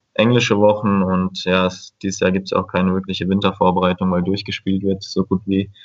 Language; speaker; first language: German; native; German